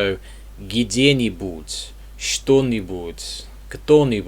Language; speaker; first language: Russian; non-native, learner; English